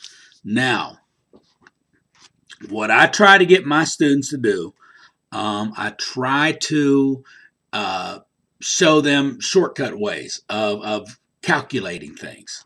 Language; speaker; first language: English; native; English